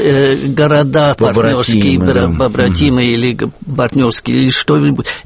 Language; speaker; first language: Russian; non-native, fluent; German